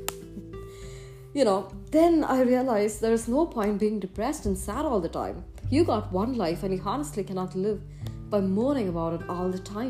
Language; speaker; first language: English; non-native, local second language; Tamil